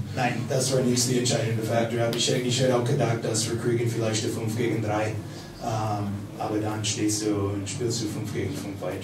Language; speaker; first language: German; non-native, fluent; English